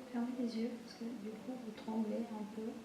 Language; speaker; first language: French; native; French